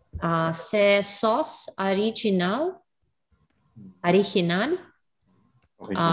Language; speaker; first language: French; non-native, learner; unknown